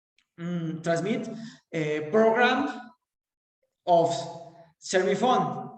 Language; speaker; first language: English; non-native, learner; Spanish